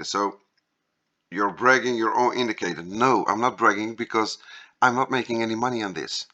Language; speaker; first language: English; non-native, fluent; Dutch